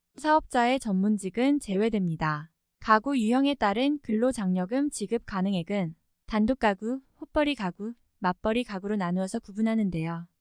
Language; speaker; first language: Korean; native; Korean